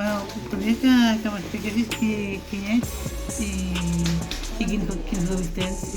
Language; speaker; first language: Catalan; non-native, local second language; Spanish